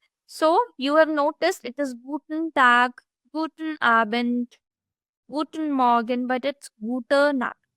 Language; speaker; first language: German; non-native, fluent; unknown